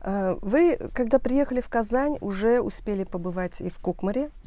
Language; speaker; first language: Russian; native; Russian